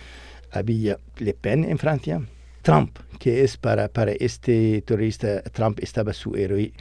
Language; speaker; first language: Spanish; non-native, fluent; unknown